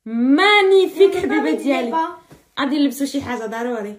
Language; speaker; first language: Arabic; native; Arabic